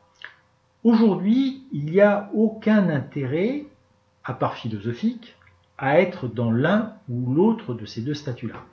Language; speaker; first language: French; native; French